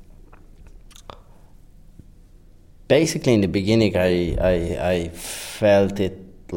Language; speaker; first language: English; non-native, fluent; Polish